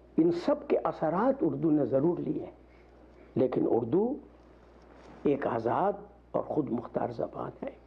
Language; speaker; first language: Urdu; non-native, local second language; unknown